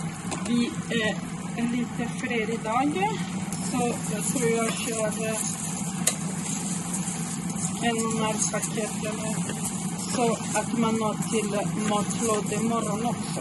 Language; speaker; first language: Swedish; non-native, fluent; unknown